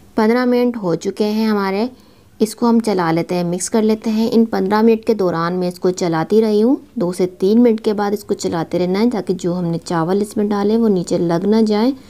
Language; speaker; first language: Urdu; native; Urdu